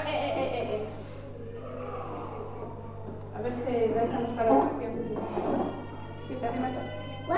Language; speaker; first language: Spanish; native; Spanish